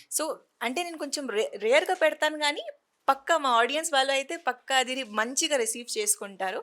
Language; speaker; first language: Telugu; non-native, fluent; Hindi